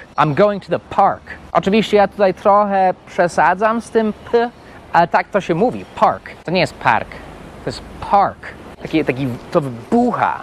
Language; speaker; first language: Polish; non-native, fluent; English